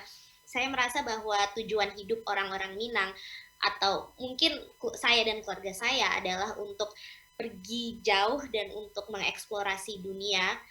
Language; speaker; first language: Indonesian; non-native, local second language; English